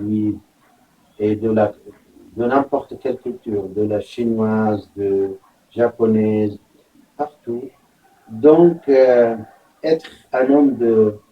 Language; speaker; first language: French; non-native, fluent; Arabic